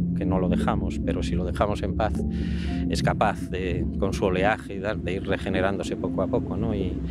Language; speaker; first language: Spanish; native; Spanish